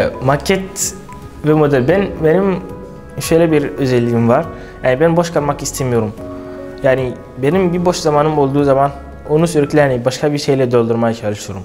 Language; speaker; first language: Turkish; non-native, fluent; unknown